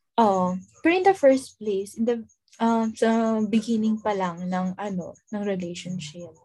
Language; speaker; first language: Filipino; non-native, local second language; Hiligaynon